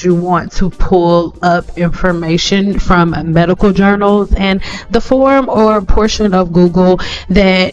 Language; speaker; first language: English; native; English